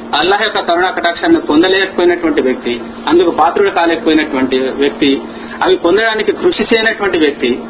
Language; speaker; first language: Telugu; non-native, local second language; Urdu